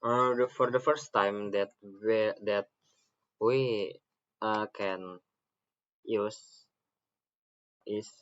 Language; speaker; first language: English; non-native, learner; Indonesian